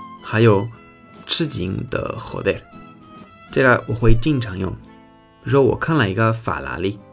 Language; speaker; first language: Chinese; non-native, fluent; Spanish